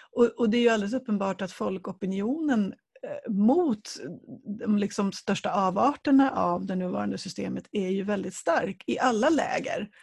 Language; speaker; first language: Swedish; native; Swedish